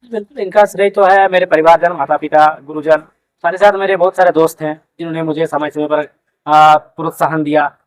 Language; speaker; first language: Hindi; non-native, local second language; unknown